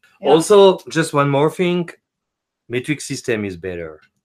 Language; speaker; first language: English; non-native, fluent; French